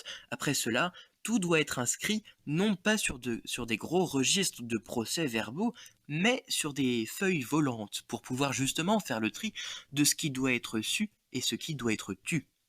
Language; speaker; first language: French; native; French